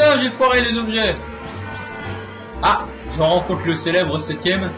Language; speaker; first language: French; native; French